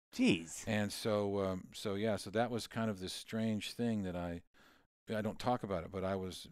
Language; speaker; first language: English; native; English